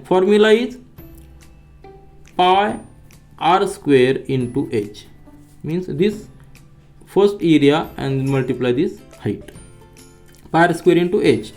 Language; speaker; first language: English; non-native, local second language; Marathi